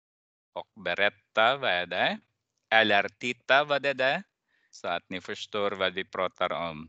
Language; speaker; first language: Swedish; non-native, fluent; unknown